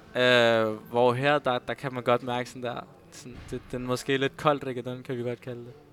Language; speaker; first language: Danish; early bilingual, other home language; Spanish